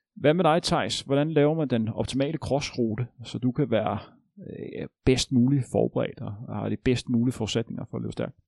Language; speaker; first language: Danish; native; Danish